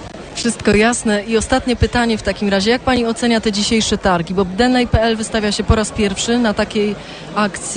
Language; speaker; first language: Polish; native; Polish